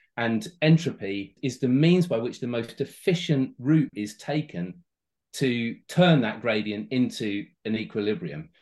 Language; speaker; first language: English; native; English